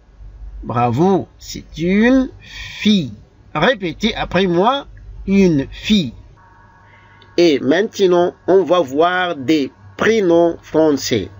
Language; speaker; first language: French; non-native, fluent; Arabic